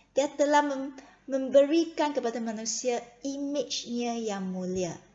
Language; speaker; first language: Malay; non-native, local second language; Chinese